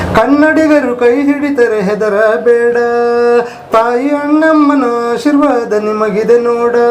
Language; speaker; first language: Kannada; native; Kannada